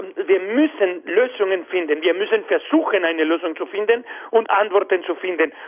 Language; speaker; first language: German; non-native, fluent; Spanish